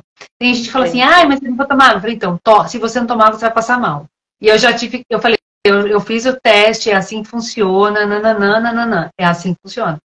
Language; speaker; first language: Portuguese; native; Portuguese